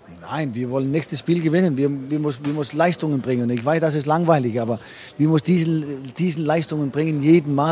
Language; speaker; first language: German; non-native, fluent; Danish